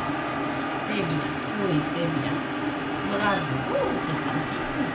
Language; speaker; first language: French; native; French